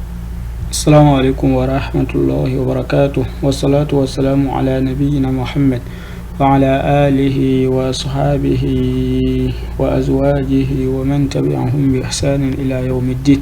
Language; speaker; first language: Arabic; non-native, fluent; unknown